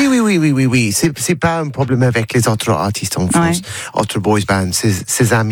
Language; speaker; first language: French; non-native, learner; English